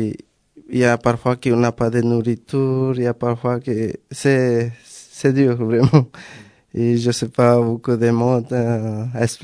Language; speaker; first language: French; non-native, learner; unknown